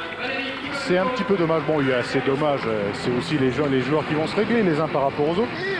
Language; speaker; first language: French; native; French